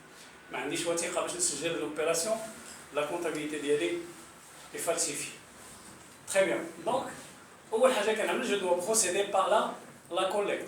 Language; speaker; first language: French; non-native, local second language; Arabic